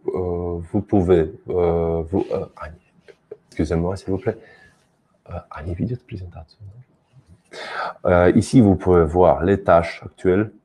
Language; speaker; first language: French; non-native, fluent; Russian